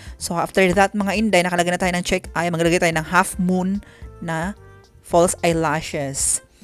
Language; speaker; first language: Filipino; non-native, local second language; Cebuano